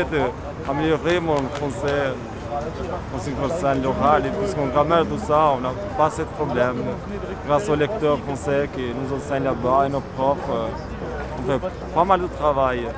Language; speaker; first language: French; non-native, fluent; Albanian